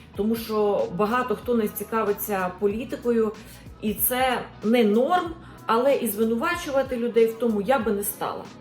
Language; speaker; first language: Ukrainian; non-native, local second language; Russian